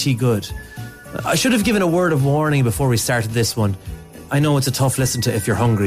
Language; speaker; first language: English; native; English